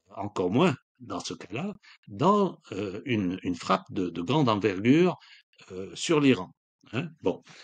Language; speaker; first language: French; non-native, local second language; Arabic